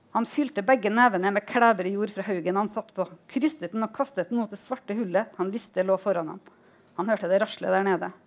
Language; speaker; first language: Norwegian; native; Norwegian